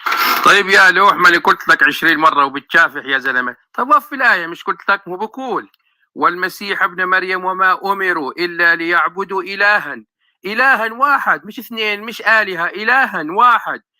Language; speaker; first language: Arabic; native; Arabic